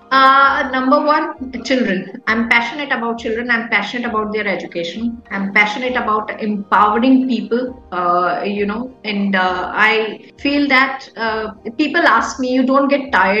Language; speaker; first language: English; non-native, local second language; Hindi